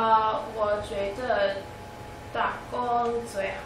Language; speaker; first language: Chinese; non-native, learner; English